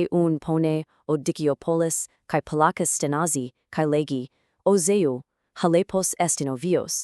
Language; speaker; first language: Greek; non-native, learner; English